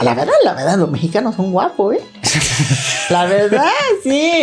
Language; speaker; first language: Spanish; non-native, learner; Thai